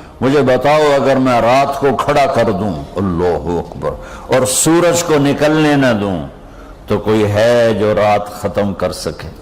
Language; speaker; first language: Urdu; non-native, local second language; Punjabi